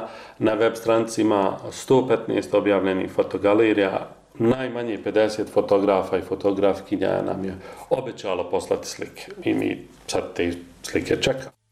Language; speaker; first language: Croatian; native; Croatian